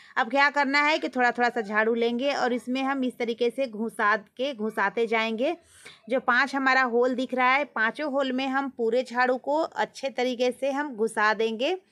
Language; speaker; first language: Hindi; native; Hindi